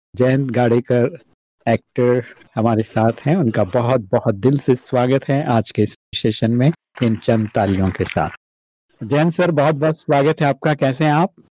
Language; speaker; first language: Hindi; native; Hindi